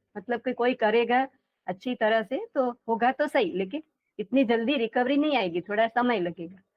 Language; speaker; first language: Hindi; non-native, local second language; Gujarati